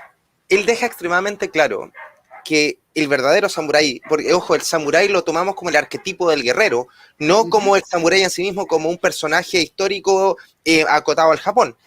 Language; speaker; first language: Spanish; native; Spanish